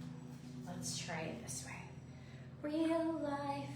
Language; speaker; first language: English; native; English